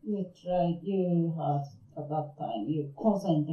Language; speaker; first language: English; non-native, learner; Japanese